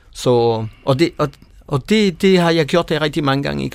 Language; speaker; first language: Danish; non-native, fluent; French